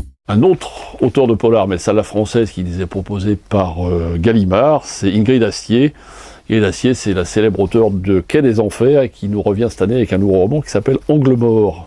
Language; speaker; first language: French; native; French